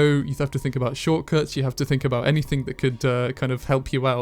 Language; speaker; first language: English; native; English